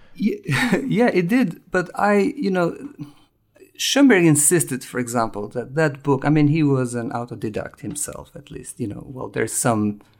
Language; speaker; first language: English; non-native, fluent; Albanian